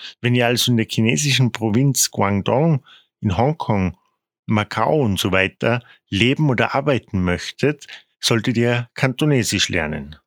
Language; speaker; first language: German; non-native, fluent; Korean